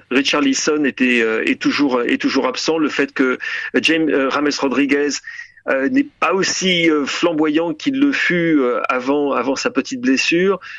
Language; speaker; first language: French; native; French